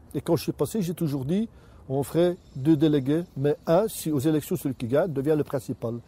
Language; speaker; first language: French; native; French